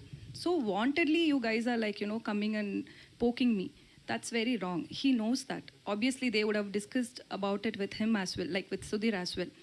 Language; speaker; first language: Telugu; non-native, learner; Tamil